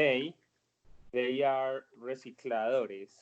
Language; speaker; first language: English; non-native, learner; Spanish